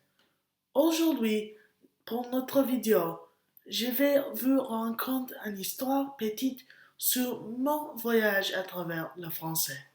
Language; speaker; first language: French; non-native, learner; English